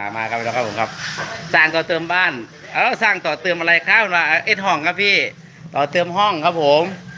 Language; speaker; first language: Thai; native; Thai